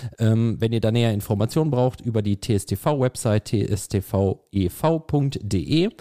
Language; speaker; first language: German; native; German